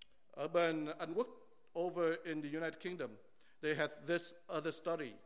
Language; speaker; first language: English; early bilingual, other home language; Vietnamese